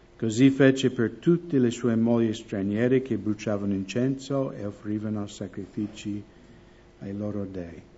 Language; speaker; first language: Italian; non-native, fluent; English